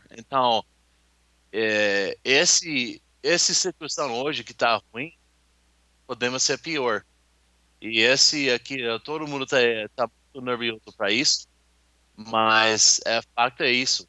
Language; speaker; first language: Portuguese; non-native, learner; English